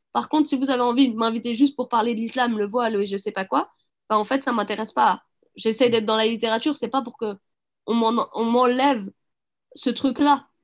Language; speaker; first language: French; early bilingual, other home language; Arabic